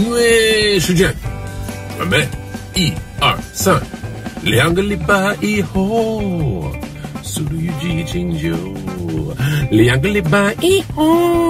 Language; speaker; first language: Chinese; non-native, learner; English